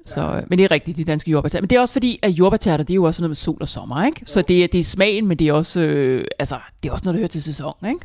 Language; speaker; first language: Danish; native; Danish